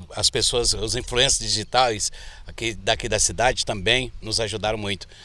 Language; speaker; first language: Portuguese; native; Portuguese